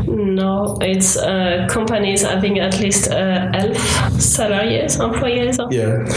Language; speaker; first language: English; non-native, fluent; French